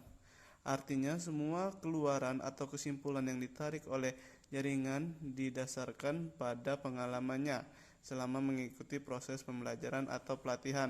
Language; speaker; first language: Indonesian; native; Indonesian